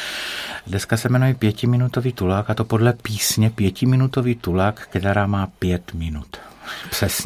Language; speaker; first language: Czech; native; Czech